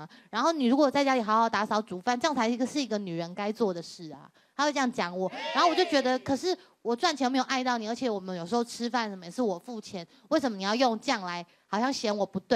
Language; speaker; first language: Chinese; native; Chinese